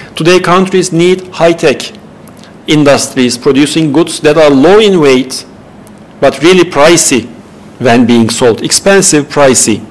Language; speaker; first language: English; non-native, fluent; Turkish